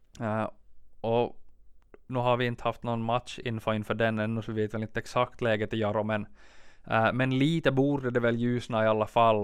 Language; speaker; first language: Swedish; native; Swedish